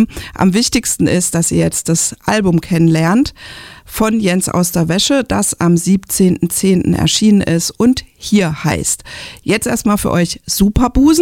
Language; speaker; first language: German; native; German